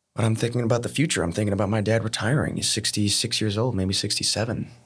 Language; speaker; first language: English; native; English